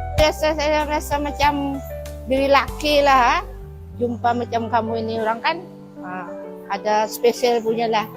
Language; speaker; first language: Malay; non-native, local second language; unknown